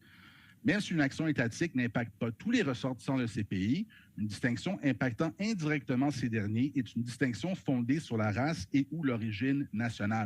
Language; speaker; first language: French; native; French